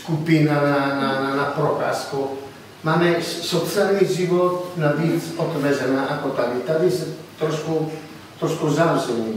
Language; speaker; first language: Czech; non-native, learner; Italian